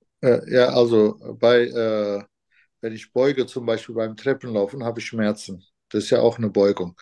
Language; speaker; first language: German; non-native, fluent; Turkish